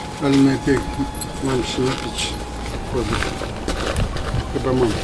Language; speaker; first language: Polish; non-native, fluent; Turkish